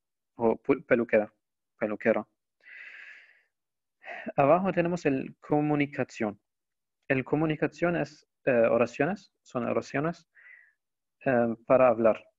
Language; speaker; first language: Spanish; non-native, fluent; Arabic